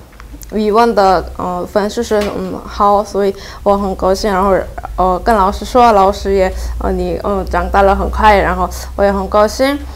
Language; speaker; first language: Chinese; non-native, learner; Korean